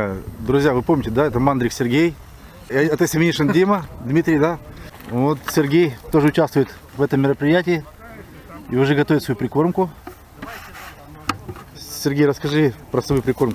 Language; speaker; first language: Russian; native; Russian